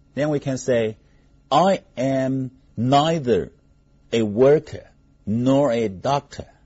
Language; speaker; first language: English; non-native, fluent; Chinese